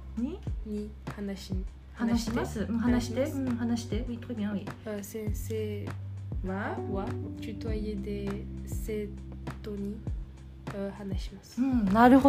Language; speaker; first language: Japanese; non-native, learner; French